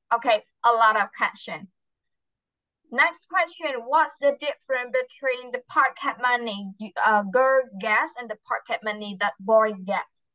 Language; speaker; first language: English; non-native, fluent; Vietnamese